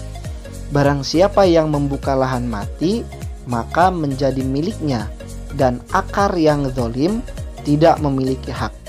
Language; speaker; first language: Indonesian; native; Indonesian